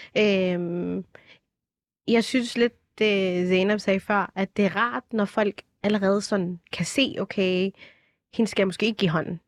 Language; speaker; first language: Danish; early bilingual, other home language; Somali